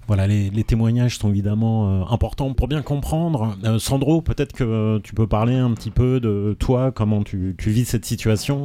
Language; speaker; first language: French; native; French